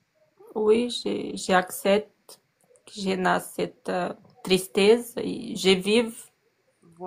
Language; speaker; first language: French; non-native, learner; Portuguese